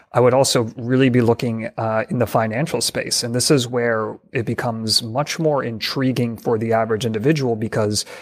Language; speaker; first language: English; native; English